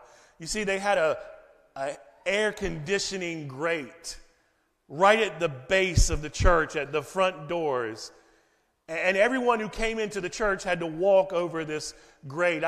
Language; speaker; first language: English; native; English